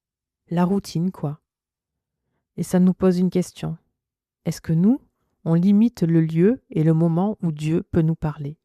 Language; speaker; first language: French; native; French